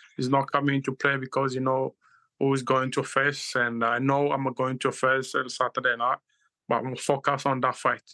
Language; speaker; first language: English; non-native, learner; Luba-Lulua